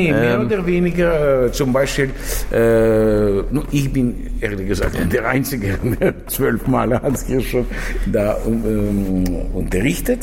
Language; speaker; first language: German; non-native, fluent; Russian